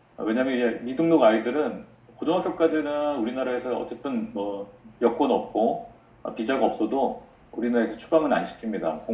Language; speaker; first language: Korean; native; Korean